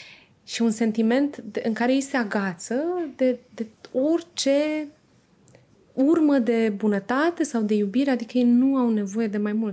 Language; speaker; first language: Romanian; native; Romanian